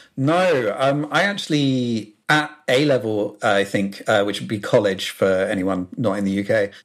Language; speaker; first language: English; native; English